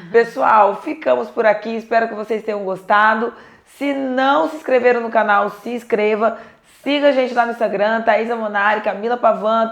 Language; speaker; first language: Portuguese; native; Portuguese